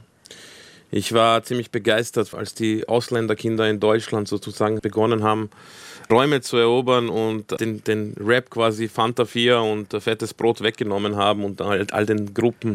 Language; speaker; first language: German; early bilingual, other home language; Croatian